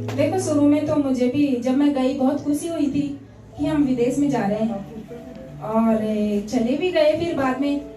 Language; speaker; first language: Hindi; native; Hindi